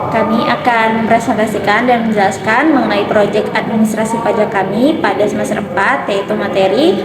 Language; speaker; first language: Indonesian; native; Indonesian